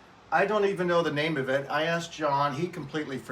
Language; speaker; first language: English; native; English